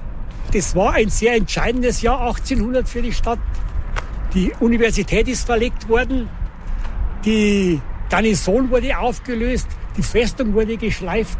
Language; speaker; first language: German; native; German